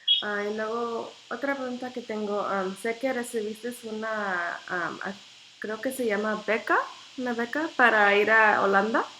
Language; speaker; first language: Spanish; non-native, learner; English